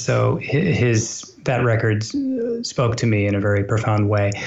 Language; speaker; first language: English; native; English